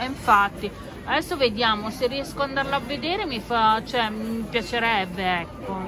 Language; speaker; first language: Italian; native; Italian